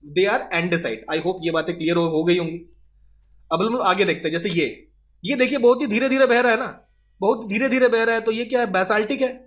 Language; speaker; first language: Hindi; native; Hindi